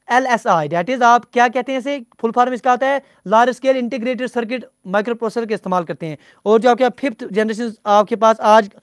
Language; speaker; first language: Hindi; non-native, local second language; Punjabi